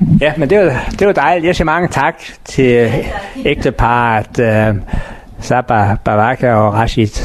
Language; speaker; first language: Danish; non-native, learner; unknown